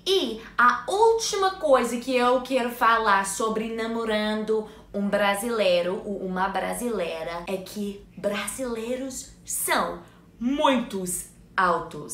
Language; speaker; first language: Portuguese; non-native, learner; English